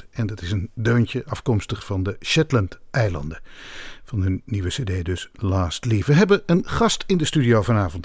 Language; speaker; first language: Dutch; native; Dutch